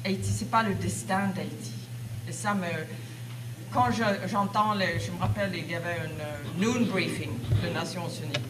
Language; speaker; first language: French; non-native, fluent; Swedish